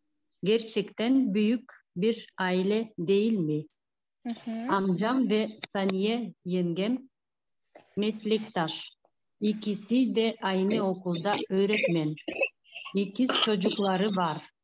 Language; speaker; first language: Turkish; non-native, learner; Kyrgyz